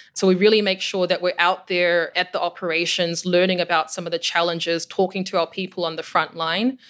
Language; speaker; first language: English; native; English